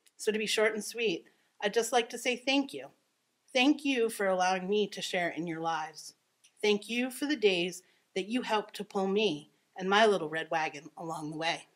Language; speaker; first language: English; native; English